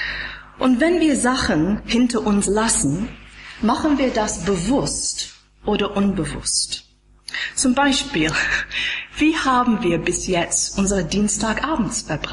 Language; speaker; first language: German; non-native, fluent; English